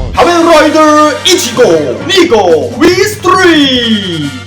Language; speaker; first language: Cantonese; native; Cantonese